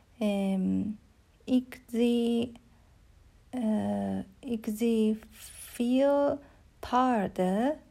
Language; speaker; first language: Dutch; non-native, learner; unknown